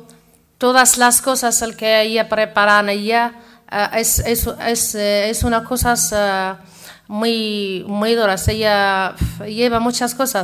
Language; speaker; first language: Spanish; non-native, learner; Arabic